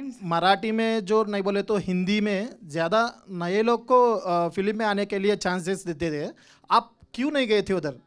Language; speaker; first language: Hindi; non-native, local second language; Telugu